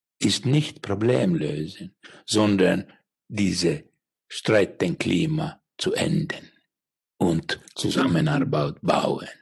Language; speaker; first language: German; non-native, learner; Finnish